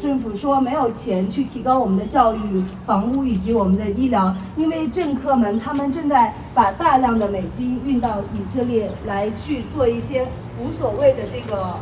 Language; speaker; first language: Chinese; early bilingual, other home language; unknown